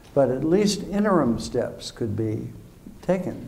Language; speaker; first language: English; native; English